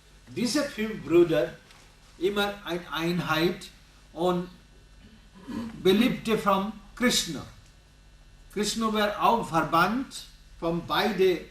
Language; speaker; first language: German; non-native, learner; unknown